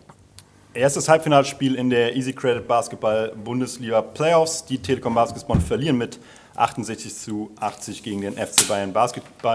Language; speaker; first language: German; native; German